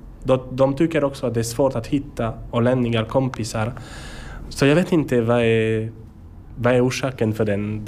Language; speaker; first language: Swedish; non-native, learner; French